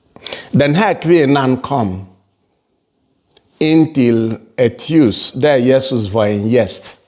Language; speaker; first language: Swedish; non-native, fluent; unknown